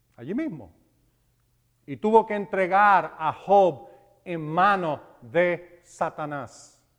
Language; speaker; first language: Spanish; early bilingual, heritage; Spanish